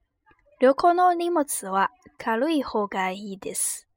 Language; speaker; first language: Japanese; non-native, fluent; Chinese